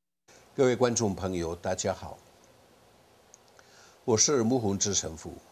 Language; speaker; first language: Chinese; non-native, fluent; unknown